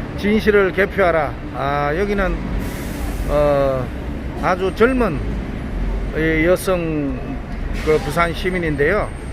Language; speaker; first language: Korean; native; Korean